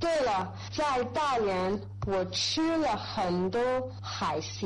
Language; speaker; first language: Chinese; non-native, learner; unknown